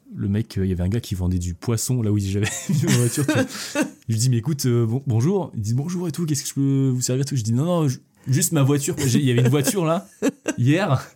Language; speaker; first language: French; native; French